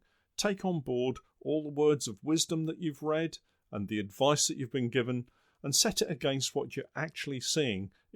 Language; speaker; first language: English; native; English